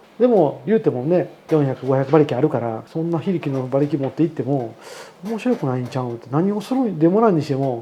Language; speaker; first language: Japanese; native; Japanese